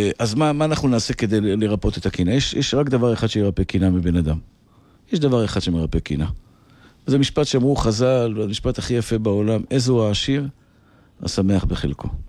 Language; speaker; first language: Hebrew; native; Hebrew